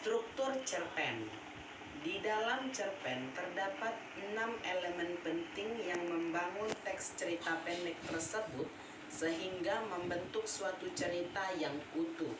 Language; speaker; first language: Indonesian; native; Indonesian